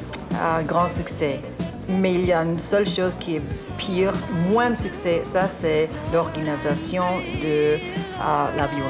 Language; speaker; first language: French; non-native, learner; English